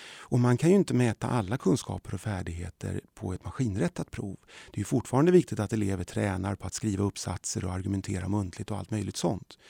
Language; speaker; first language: Swedish; early bilingual, other home language; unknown